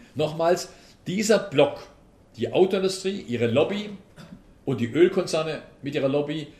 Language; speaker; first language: German; native; German